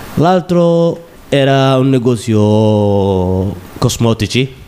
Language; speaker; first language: Italian; non-native, learner; Somali